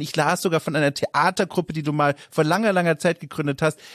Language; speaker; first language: German; native; German